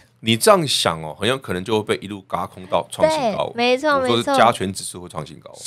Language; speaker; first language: Chinese; native; Chinese